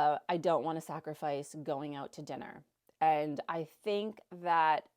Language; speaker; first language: English; native; English